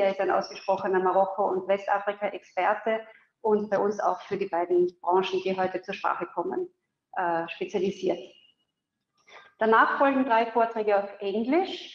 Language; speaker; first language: German; native; German